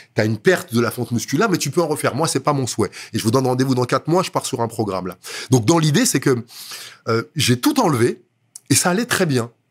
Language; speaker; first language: French; native; French